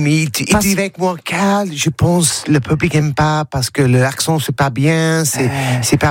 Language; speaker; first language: French; non-native, learner; English